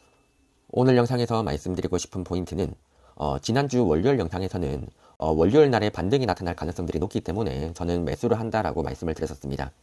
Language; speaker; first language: Korean; native; Korean